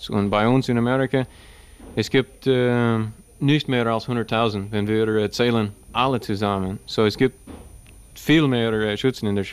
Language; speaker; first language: German; non-native, learner; English